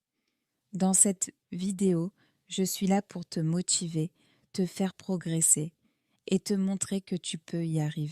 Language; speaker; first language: French; native; French